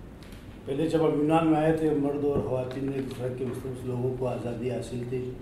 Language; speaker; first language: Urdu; non-native, local second language; Punjabi